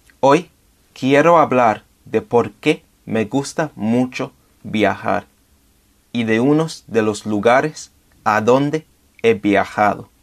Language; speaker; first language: Spanish; non-native, fluent; English